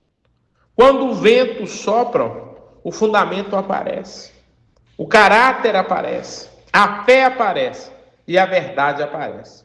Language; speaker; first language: Portuguese; native; Portuguese